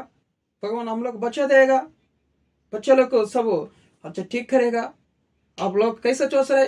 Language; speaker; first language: Hindi; non-native, local second language; Telugu